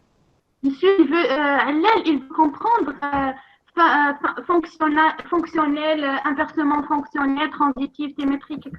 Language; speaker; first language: French; non-native, local second language; Arabic